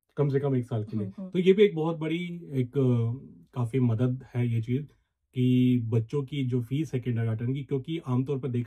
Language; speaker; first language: Hindi; native; Hindi